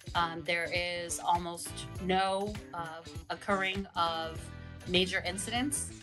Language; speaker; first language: English; native; English